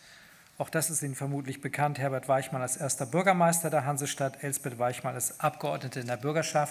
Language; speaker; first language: German; native; German